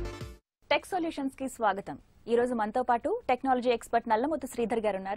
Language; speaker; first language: Telugu; native; Telugu